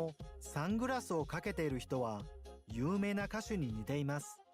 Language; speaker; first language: Japanese; non-native, learner; English